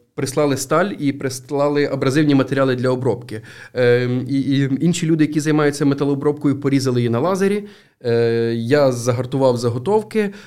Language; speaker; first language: Ukrainian; native; Ukrainian